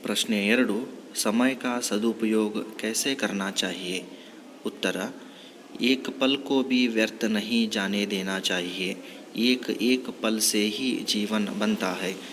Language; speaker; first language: Hindi; non-native, local second language; Kannada